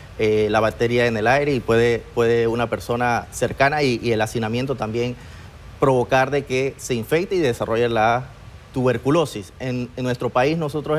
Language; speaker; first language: Spanish; native; Spanish